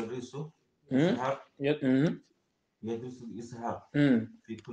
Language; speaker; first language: Arabic; non-native, learner; Fula